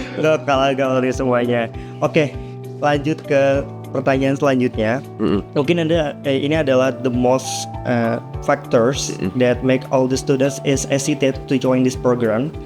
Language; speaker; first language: Indonesian; native; Indonesian